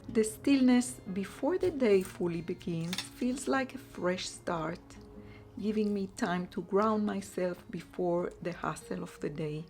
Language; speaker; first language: English; non-native, fluent; Hebrew